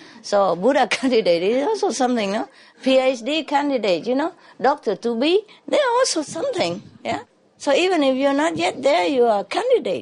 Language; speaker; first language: English; non-native, fluent; Vietnamese